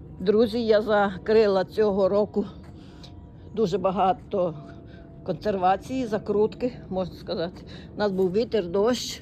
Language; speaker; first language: Ukrainian; native; Ukrainian